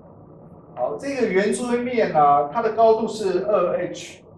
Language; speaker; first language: Chinese; native; Chinese